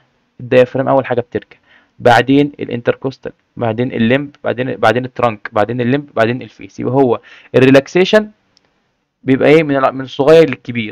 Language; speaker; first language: Arabic; native; Arabic